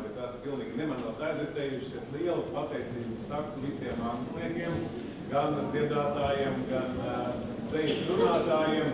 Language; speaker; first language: Latvian; native; Latvian